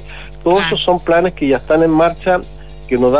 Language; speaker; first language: Spanish; native; Spanish